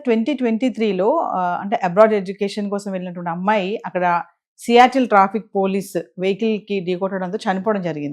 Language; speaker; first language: Telugu; native; Telugu